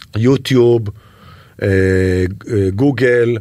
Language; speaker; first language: Hebrew; native; Hebrew